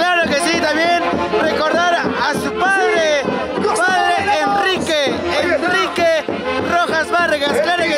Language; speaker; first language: Spanish; native; Spanish